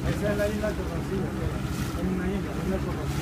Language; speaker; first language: Spanish; native; Spanish